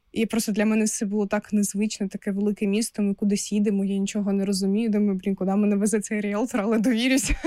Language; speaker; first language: Ukrainian; non-native, local second language; Russian